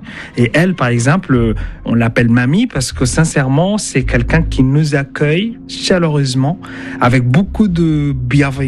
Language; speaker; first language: French; non-native, fluent; Arabic